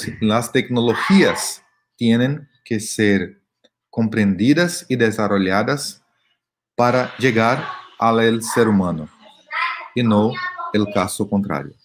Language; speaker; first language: Spanish; non-native, fluent; Portuguese